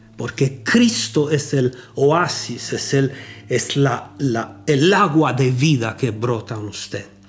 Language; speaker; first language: Spanish; non-native, fluent; Romanian